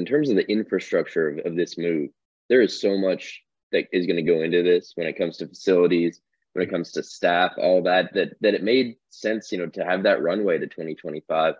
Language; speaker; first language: English; native; English